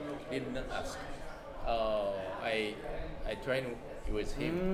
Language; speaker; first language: English; non-native, learner; Japanese